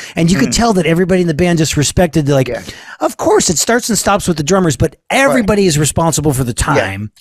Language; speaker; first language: English; native; English